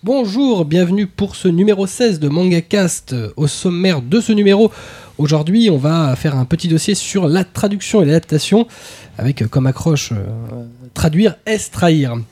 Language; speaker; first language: French; native; French